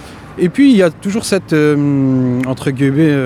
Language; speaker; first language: French; native; French